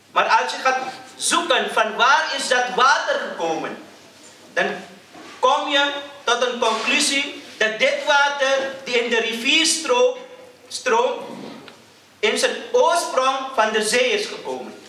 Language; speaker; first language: Dutch; early bilingual, other home language; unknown